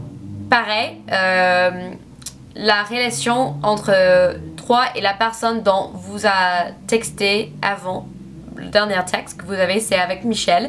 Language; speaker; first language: French; non-native, learner; English